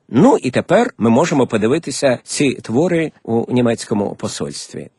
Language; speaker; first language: Ukrainian; native; Ukrainian